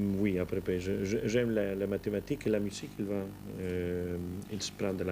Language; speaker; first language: French; non-native, fluent; Spanish